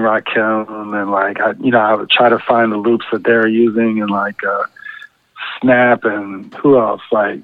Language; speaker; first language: English; native; English